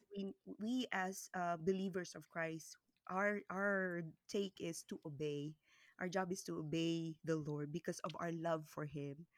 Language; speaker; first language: English; non-native, local second language; Cebuano